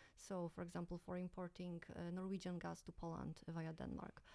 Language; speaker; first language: English; non-native, fluent; Polish